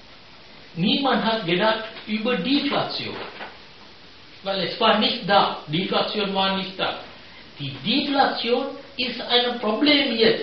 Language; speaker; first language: German; non-native, fluent; Sinhala